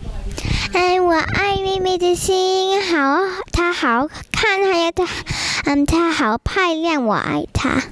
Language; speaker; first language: Chinese; early bilingual, heritage; Chinese